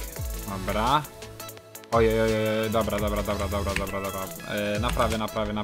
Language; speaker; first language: Polish; native; Polish